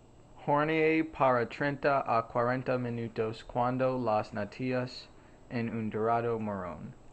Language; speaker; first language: Spanish; non-native, learner; English